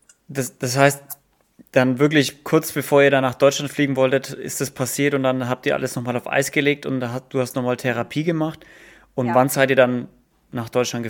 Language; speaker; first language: German; native; German